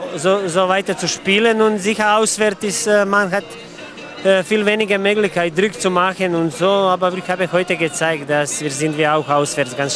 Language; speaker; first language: German; non-native, fluent; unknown